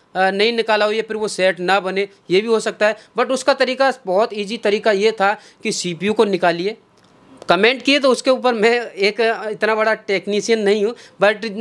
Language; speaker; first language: Hindi; native; Hindi